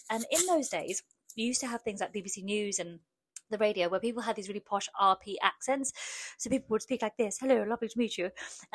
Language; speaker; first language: English; early bilingual, other home language; Polish